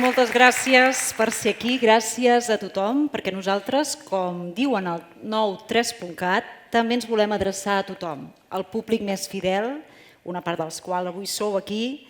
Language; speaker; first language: Catalan; native; Catalan